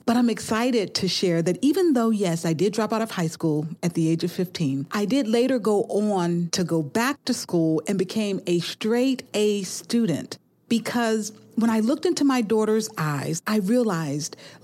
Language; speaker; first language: English; native; English